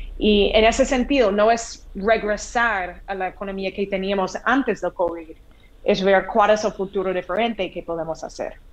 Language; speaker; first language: Spanish; non-native, fluent; English